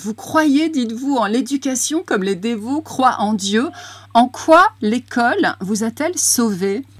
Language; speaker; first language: French; native; French